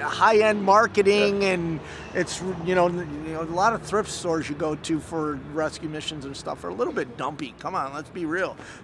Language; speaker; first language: English; native; English